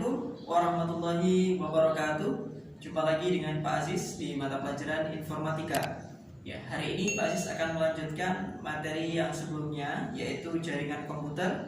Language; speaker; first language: Indonesian; native; Indonesian